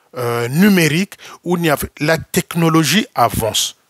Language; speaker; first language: French; non-native, local second language; Lingala